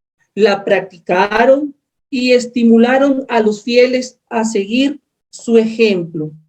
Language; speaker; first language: Spanish; native; Spanish